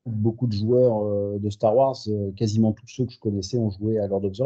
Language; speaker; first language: French; native; French